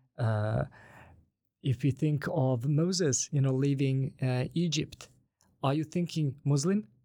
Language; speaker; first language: English; non-native, fluent; Bosnian